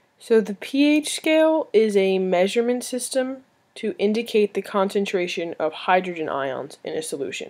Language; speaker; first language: English; native; English